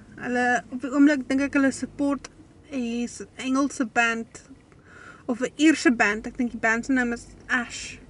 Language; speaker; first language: Afrikaans; native; Afrikaans